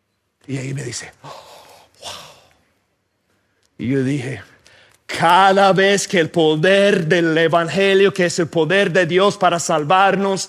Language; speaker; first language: Spanish; non-native, fluent; English